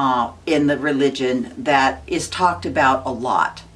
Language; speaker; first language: English; native; English